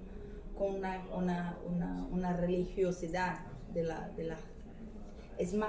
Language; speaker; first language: Spanish; non-native, fluent; Portuguese